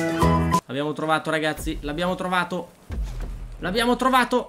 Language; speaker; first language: Italian; native; Italian